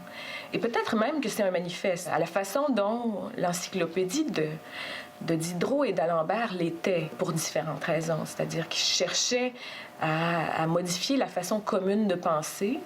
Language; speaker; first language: French; native; French